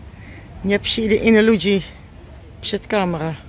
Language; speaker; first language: Polish; non-native, learner; Dutch